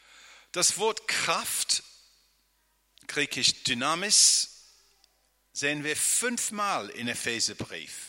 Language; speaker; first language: German; non-native, fluent; English